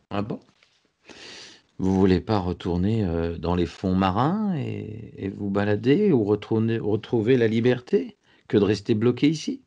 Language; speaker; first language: French; native; French